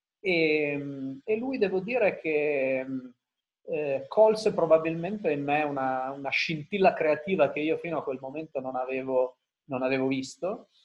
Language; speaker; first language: Italian; early bilingual, heritage; Italian